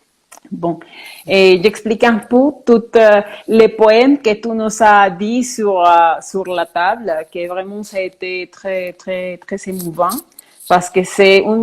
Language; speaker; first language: French; non-native, fluent; Spanish